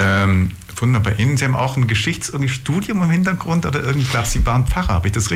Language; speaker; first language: German; native; German